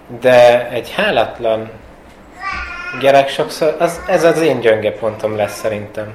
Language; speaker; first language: Hungarian; early bilingual, heritage; Hungarian